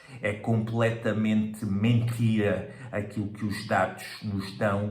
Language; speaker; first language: Portuguese; native; Portuguese